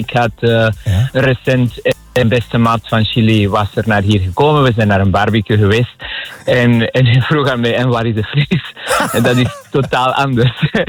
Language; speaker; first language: Dutch; early bilingual, other home language; Spanish